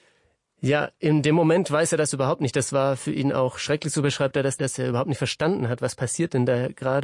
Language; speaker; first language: German; native; German